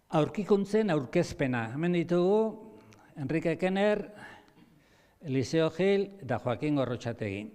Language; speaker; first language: Basque; native; Basque